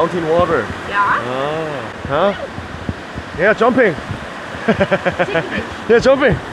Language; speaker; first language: English; non-native, learner; Korean